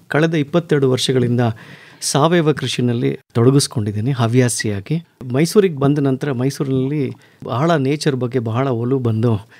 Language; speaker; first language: Kannada; native; Kannada